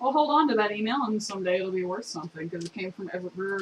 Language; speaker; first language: English; native; English